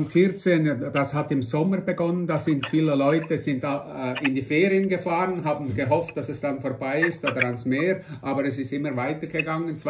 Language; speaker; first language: German; non-native, fluent; Russian